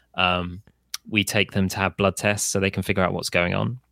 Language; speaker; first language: English; native; English